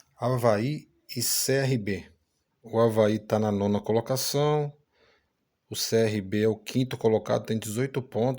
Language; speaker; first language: Portuguese; native; Portuguese